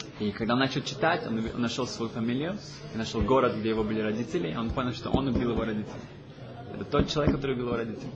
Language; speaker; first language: Russian; early bilingual, heritage; Russian